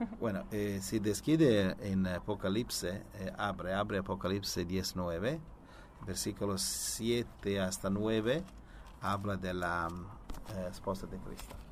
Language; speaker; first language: Spanish; non-native, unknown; Italian